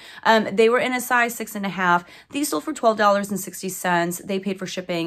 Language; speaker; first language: English; native; English